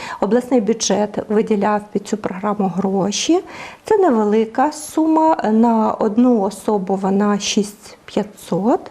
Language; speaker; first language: Ukrainian; native; Ukrainian